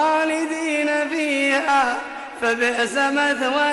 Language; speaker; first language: Arabic; native; Arabic